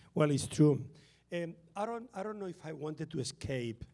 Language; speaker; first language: English; non-native, fluent; Spanish